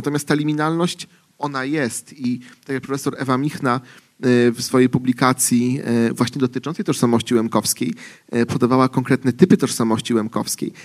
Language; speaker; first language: Polish; native; Polish